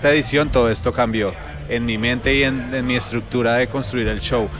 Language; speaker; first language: Spanish; native; Spanish